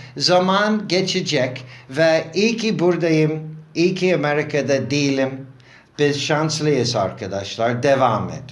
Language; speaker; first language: Turkish; non-native, learner; English